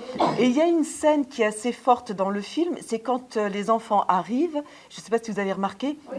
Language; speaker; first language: French; native; French